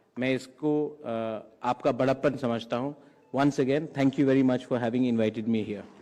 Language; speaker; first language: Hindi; non-native, local second language; Kok Borok